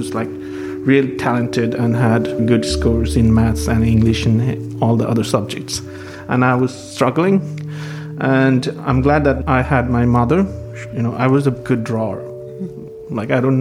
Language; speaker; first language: English; non-native, local second language; Bangla